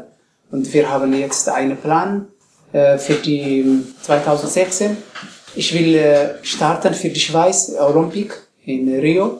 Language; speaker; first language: German; non-native, learner; Tigrinya